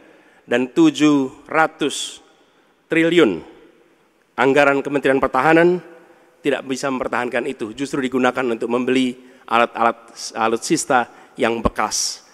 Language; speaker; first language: Indonesian; native; Indonesian